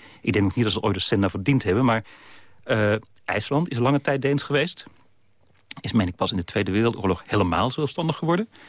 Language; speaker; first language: Dutch; native; Dutch